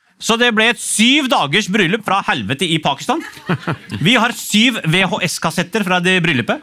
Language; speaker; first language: Norwegian; early bilingual, other home language; Urdu